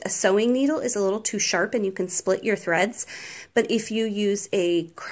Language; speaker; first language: English; native; English